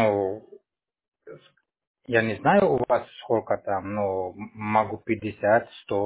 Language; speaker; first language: Russian; non-native, local second language; Tajik